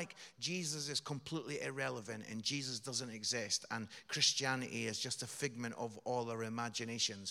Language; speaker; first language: English; native; English